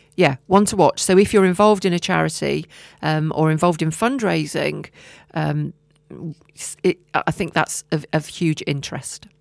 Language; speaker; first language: English; native; English